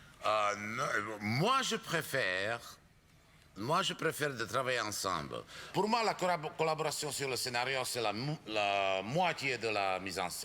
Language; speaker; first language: French; non-native, fluent; Czech